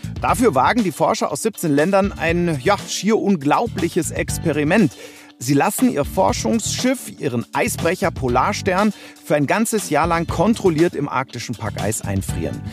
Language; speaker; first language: German; native; German